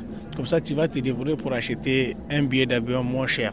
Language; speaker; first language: French; non-native, local second language; Tamasheq